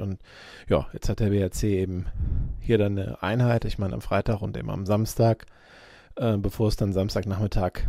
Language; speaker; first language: German; native; German